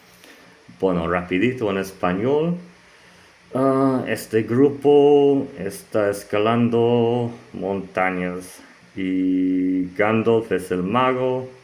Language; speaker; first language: Spanish; non-native, learner; English